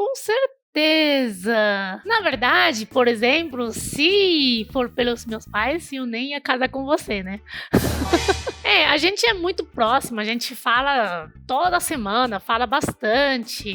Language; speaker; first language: Portuguese; non-native, fluent; Chinese